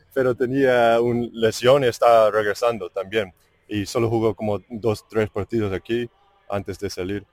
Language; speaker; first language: Spanish; non-native, fluent; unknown